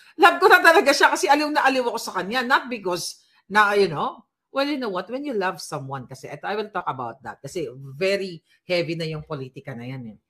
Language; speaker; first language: Filipino; non-native, local second language; Hiligaynon